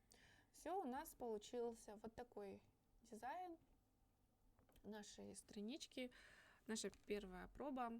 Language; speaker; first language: Russian; native; Russian